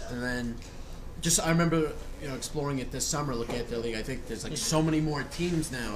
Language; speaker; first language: English; native; English